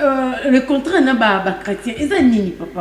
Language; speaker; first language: French; non-native, local second language; Lingala